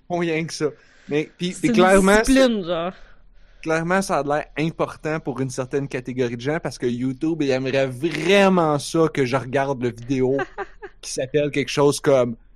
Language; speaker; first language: French; native; French